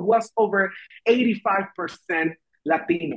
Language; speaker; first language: English; non-native, fluent; Spanish